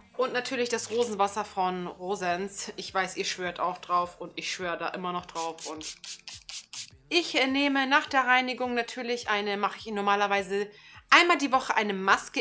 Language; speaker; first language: German; early bilingual, other home language; Turkish